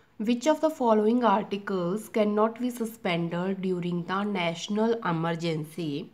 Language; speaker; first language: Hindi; native; Hindi